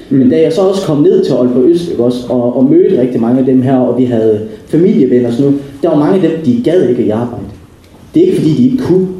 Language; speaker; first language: Danish; native; Danish